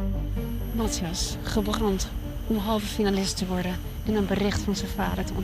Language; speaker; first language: Dutch; native; Dutch